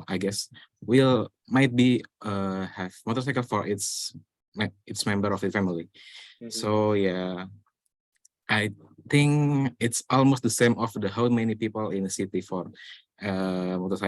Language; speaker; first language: English; non-native, learner; Indonesian